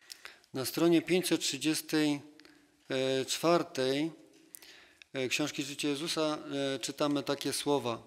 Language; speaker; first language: Polish; native; Polish